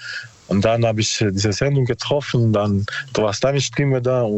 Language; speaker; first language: German; non-native, learner; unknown